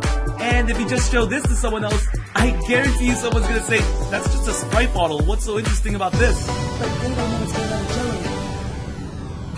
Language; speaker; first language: English; native; English